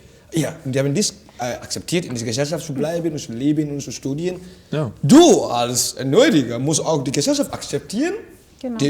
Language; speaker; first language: German; non-native, fluent; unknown